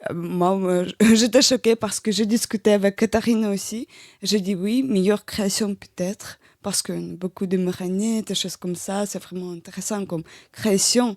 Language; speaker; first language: French; non-native, learner; Russian